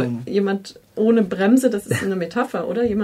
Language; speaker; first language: German; native; German